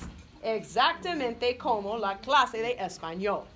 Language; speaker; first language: Spanish; non-native, fluent; English